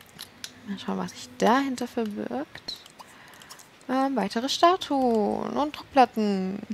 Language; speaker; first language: German; native; German